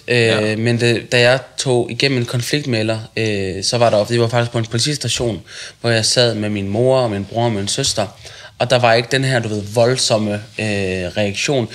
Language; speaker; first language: Danish; early bilingual, other home language; Arabic